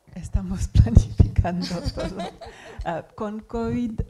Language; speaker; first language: Spanish; non-native, learner; English